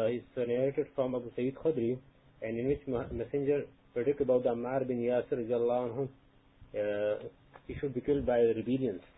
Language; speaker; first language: English; non-native, local second language; Urdu